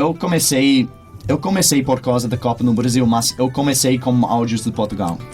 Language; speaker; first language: Portuguese; non-native, fluent; English